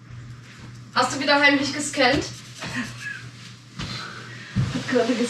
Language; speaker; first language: German; native; German